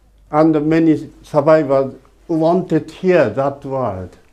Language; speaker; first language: English; non-native, fluent; Japanese